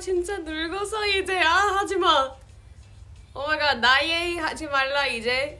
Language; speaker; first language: Korean; non-native, fluent; English